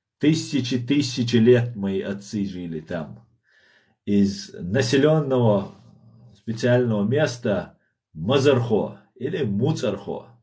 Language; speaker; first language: Russian; non-native, local second language; Chechen